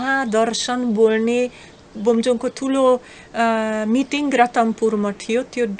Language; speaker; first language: Nepali; non-native, fluent; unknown